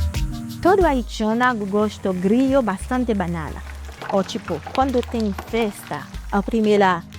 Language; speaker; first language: Portuguese; non-native, learner; Haitian Creole